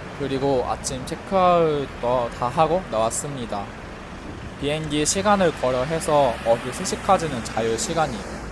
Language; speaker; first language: Korean; non-native, fluent; Japanese